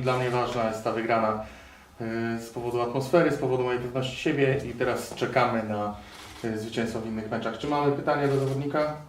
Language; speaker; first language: Polish; native; Polish